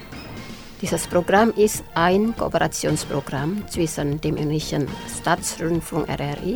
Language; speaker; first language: German; non-native, fluent; Indonesian